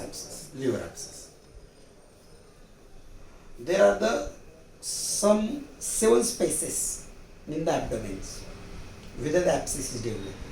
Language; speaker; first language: English; non-native, local second language; Marathi